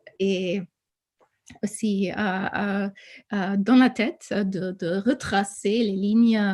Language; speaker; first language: French; non-native, fluent; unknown